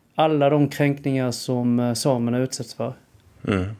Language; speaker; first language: Swedish; native; Swedish